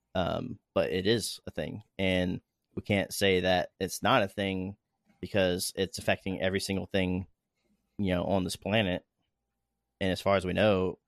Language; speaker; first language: English; native; English